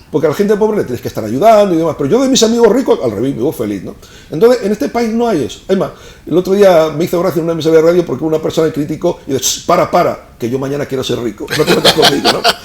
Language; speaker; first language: Spanish; native; Spanish